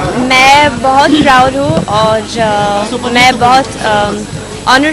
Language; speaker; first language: Hindi; non-native, learner; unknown